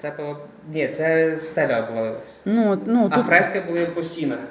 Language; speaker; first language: Ukrainian; native; Ukrainian